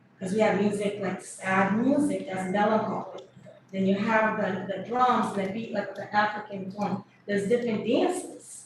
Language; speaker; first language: English; early bilingual, other home language; Kabuverdianu